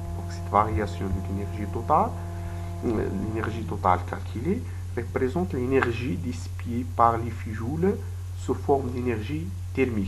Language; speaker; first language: French; non-native, local second language; Arabic